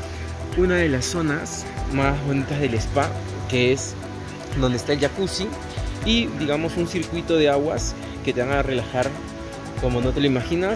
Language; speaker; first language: Spanish; native; Spanish